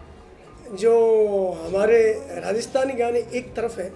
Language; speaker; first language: Hindi; non-native, local second language; Rajasthani